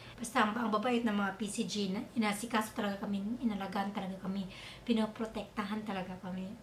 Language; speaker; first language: Filipino; non-native, local second language; Cebuano